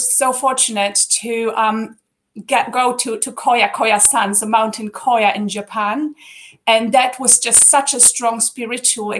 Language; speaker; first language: English; non-native, fluent; Polish